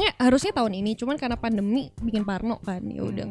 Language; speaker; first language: Indonesian; native; Indonesian